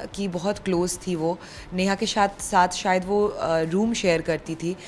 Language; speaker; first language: Hindi; non-native, local second language; Bangla